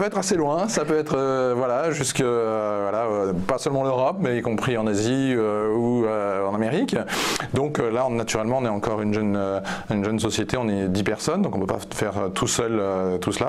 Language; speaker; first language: French; native; French